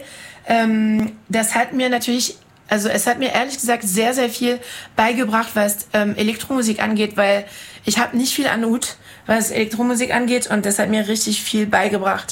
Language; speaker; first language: German; non-native, fluent; French